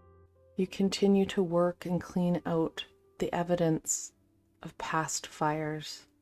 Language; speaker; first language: English; native; English